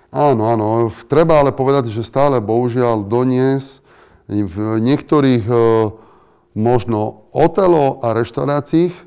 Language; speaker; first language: Slovak; non-native, fluent; Italian